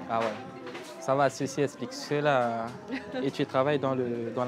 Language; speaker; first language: French; native; French